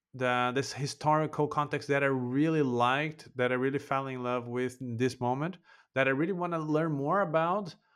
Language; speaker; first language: English; non-native, fluent; Portuguese